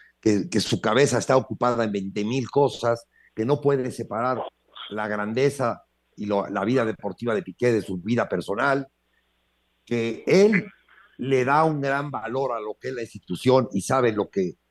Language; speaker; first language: Spanish; native; Spanish